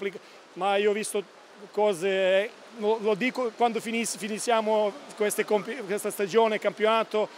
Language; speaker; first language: Italian; non-native, learner; Serbian